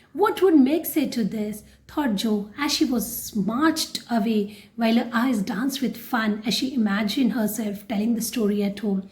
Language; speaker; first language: English; non-native, local second language; Hindi